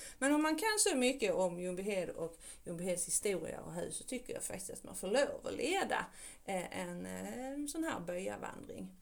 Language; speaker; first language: Swedish; native; Swedish